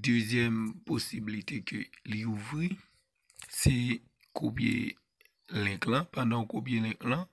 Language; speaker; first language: French; non-native, learner; Haitian Creole